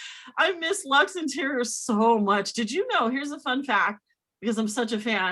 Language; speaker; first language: English; native; English